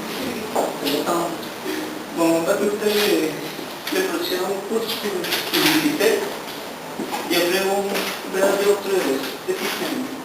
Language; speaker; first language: French; non-native, learner; Spanish